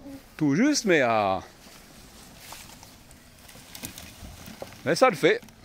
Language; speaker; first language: French; native; French